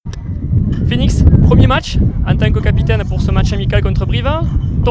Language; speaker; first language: French; native; French